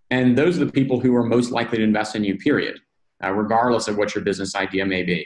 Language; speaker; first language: English; native; English